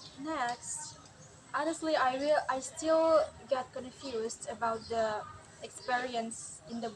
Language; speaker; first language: English; non-native, learner; Indonesian